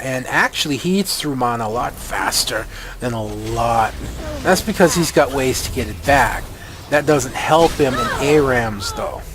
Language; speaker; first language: English; native; English